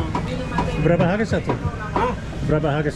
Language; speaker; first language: Indonesian; non-native, learner; English